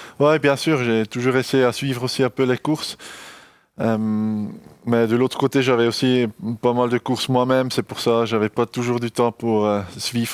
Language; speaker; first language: French; non-native, local second language; German